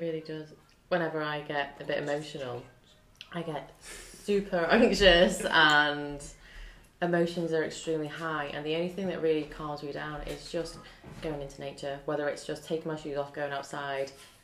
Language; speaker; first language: English; native; English